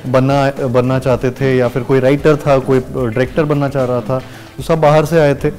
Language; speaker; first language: Hindi; native; Hindi